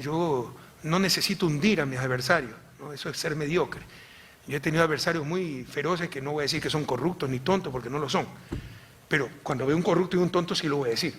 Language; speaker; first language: Spanish; native; Spanish